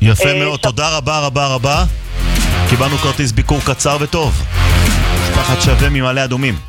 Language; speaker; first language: Hebrew; native; Hebrew